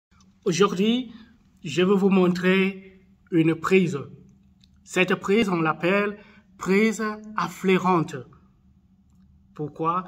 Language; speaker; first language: French; non-native, local second language; Arabic